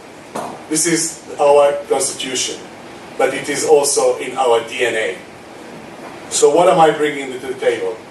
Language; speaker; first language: English; non-native, fluent; Arabic